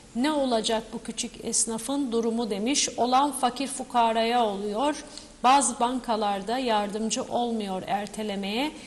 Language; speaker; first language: Turkish; native; Turkish